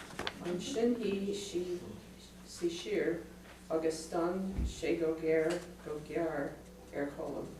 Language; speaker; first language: Irish; non-native, learner; English